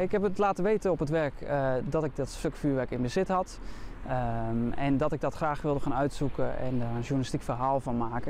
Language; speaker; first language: Dutch; native; Dutch